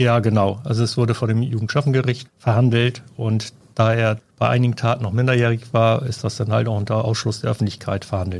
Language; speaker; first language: German; native; German